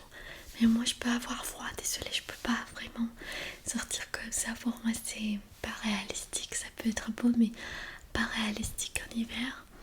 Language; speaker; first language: French; non-native, fluent; Armenian